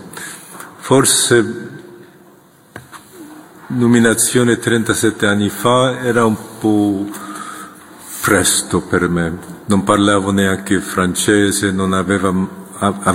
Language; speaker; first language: Italian; non-native, fluent; Korean